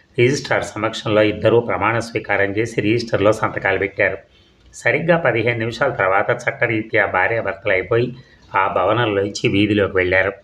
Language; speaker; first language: Telugu; native; Telugu